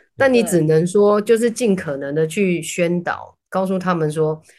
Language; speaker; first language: Chinese; native; Chinese